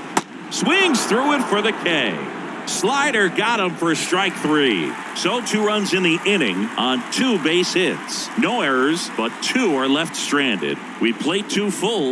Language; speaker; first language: English; native; English